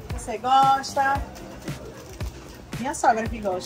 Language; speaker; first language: Portuguese; native; Portuguese